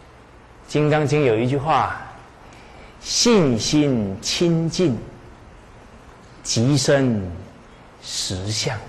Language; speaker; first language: Chinese; native; Chinese